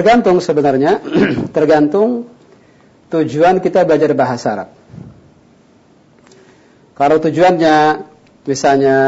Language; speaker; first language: Indonesian; native; Indonesian